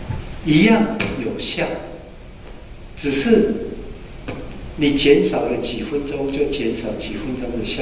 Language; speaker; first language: Chinese; native; Chinese